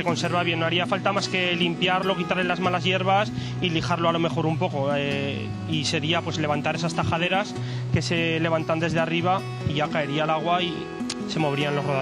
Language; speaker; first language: Spanish; native; Spanish